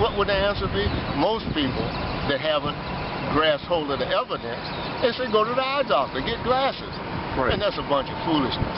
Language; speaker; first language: English; native; English